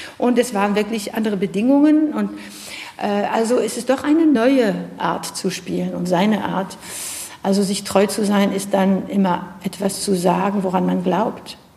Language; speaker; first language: German; non-native, fluent; French